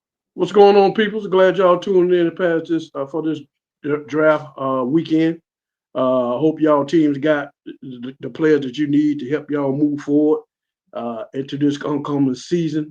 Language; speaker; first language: English; native; English